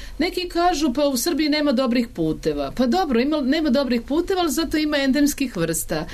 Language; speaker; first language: Serbian; native; Serbian